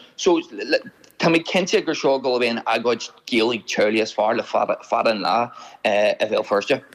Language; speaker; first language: Irish; non-native, local second language; English